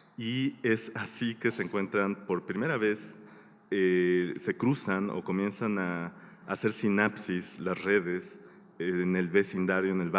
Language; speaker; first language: Spanish; native; Spanish